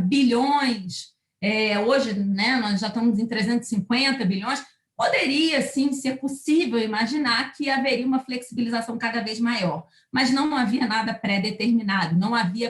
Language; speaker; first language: Portuguese; native; Portuguese